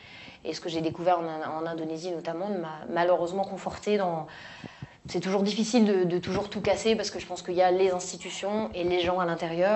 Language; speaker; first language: French; native; French